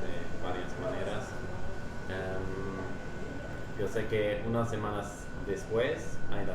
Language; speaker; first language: Spanish; non-native, fluent; English